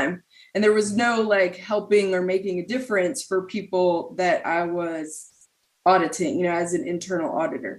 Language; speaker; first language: English; native; English